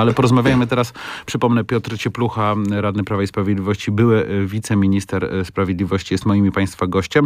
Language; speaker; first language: Polish; native; Polish